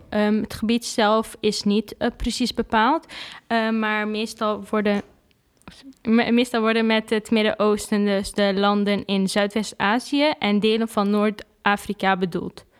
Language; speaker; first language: Dutch; non-native, fluent; Arabic